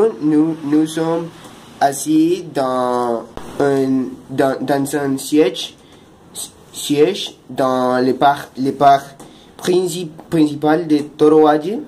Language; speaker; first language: French; non-native, learner; Spanish